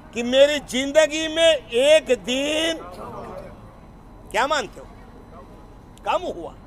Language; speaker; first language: Hindi; non-native, local second language; Gujarati